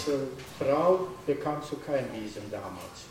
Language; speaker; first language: German; non-native, learner; Romanian